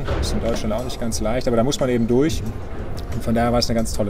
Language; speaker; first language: German; native; German